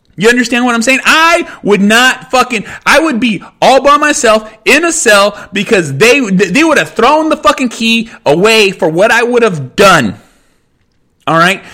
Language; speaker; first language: English; early bilingual, other home language; Spanish